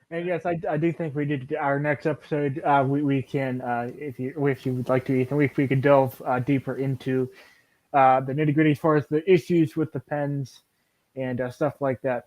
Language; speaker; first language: English; native; English